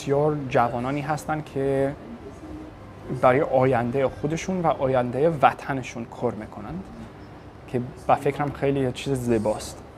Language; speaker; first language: Persian; non-native, fluent; English